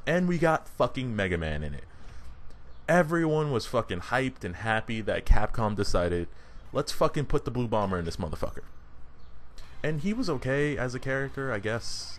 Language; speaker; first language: English; native; English